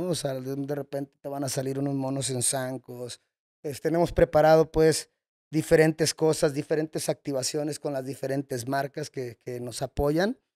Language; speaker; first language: Spanish; native; Spanish